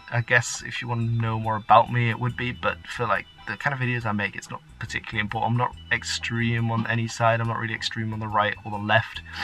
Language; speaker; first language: English; early bilingual, other home language; Dutch